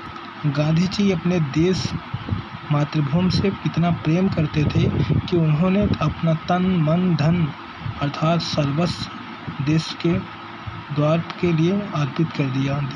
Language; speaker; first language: Hindi; native; Hindi